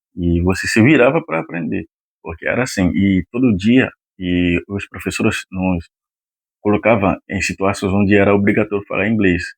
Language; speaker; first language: Portuguese; non-native, fluent; Haitian Creole